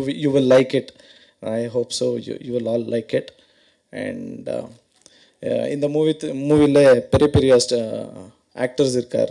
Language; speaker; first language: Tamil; non-native, learner; Kannada